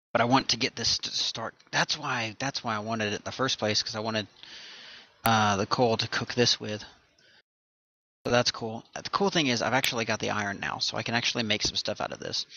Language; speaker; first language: English; native; English